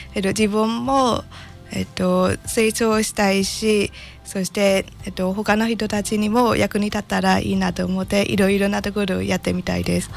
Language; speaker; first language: Japanese; non-native, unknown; Burmese